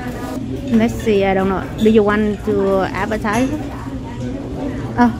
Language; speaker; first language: English; non-native, learner; Vietnamese